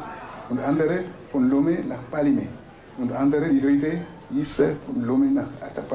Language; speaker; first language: German; non-native, learner; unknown